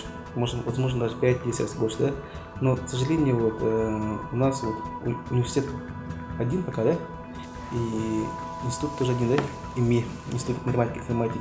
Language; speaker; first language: Russian; non-native, local second language; Yakut